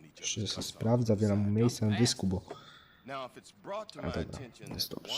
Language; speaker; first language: Polish; native; Polish